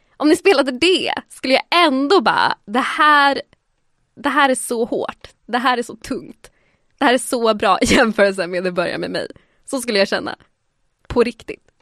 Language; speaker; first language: Swedish; early bilingual, other home language; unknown